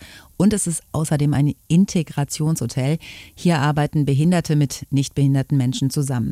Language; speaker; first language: German; native; German